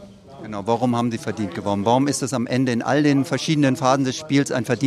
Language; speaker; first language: German; native; German